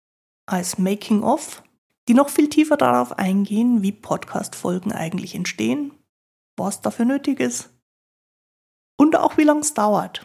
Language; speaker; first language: German; native; German